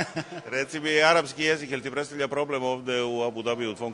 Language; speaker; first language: Serbian; native; Serbian